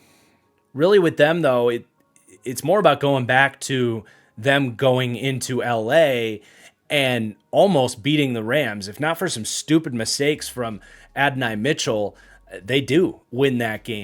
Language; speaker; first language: English; native; English